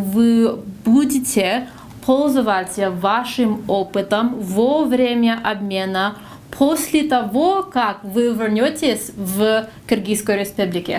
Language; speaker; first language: Russian; non-native, fluent; English